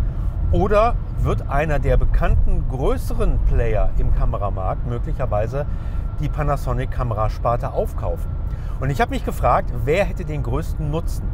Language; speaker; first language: German; native; German